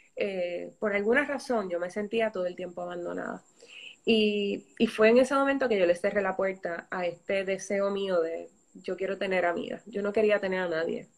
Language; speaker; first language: Spanish; native; Spanish